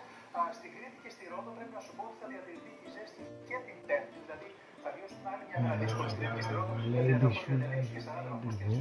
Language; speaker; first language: Greek; native; Greek